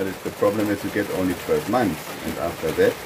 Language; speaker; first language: English; non-native, fluent; German